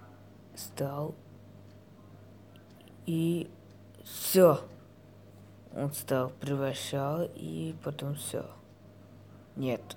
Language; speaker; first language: Russian; non-native, learner; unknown